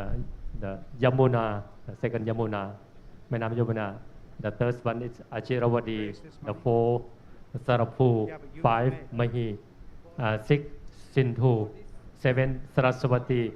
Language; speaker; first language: English; non-native, learner; Thai